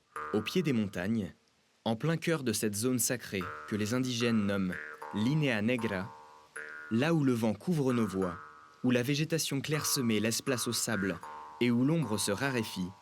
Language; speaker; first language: French; native; French